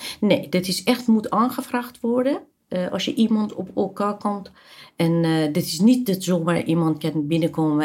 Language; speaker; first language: Dutch; non-native, fluent; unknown